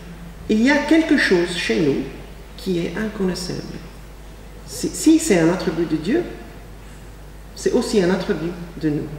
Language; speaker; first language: French; non-native, fluent; English